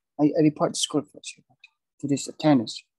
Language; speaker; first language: English; non-native, fluent; Indonesian